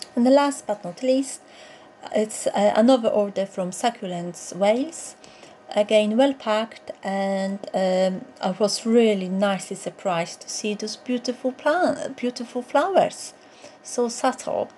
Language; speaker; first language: English; non-native, fluent; Polish